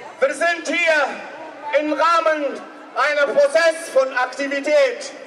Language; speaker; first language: German; non-native, learner; Arabic